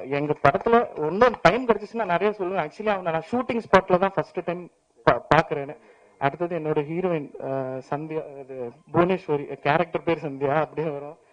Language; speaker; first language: Tamil; native; Tamil